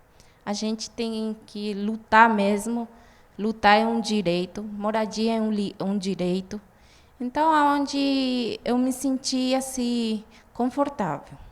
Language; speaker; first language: Portuguese; non-native, fluent; Guarani